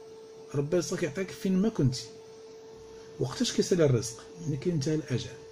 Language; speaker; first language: Arabic; native; Arabic